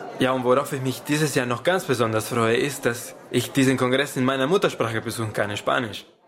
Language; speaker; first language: German; non-native, fluent; Spanish